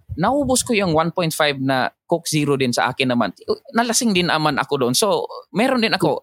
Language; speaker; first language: Filipino; non-native, local second language; Cebuano